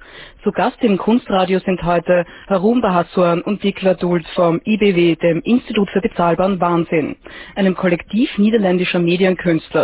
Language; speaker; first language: German; native; German